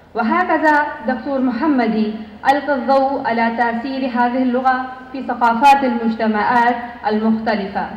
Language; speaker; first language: Arabic; non-native, fluent; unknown